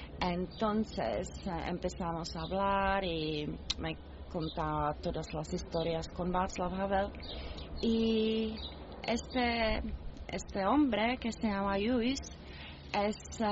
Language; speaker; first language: Spanish; non-native, fluent; Czech